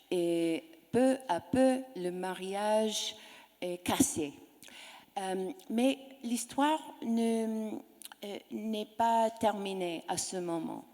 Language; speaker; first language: French; non-native, learner; English